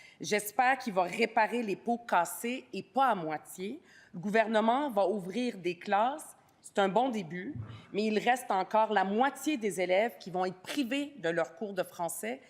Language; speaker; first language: French; early bilingual, other home language; Arabic